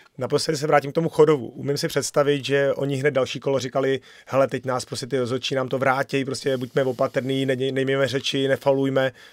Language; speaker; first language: Czech; native; Czech